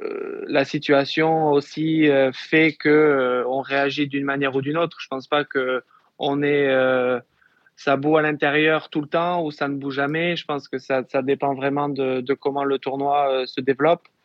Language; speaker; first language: French; native; French